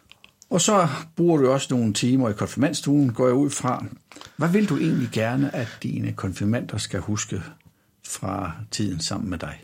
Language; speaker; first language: Danish; native; Danish